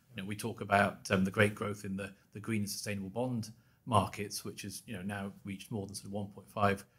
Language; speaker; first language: English; native; English